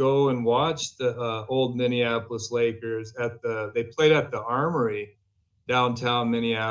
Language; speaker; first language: English; native; English